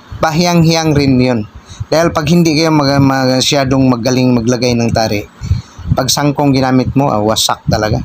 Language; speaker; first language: Filipino; non-native, local second language; Cebuano